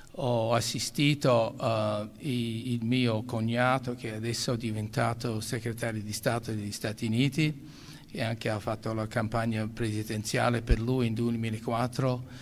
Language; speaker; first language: Italian; early bilingual, other home language; English